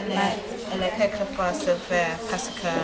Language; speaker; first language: French; non-native, learner; English